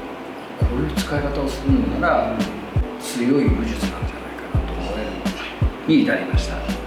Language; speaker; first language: Japanese; native; Japanese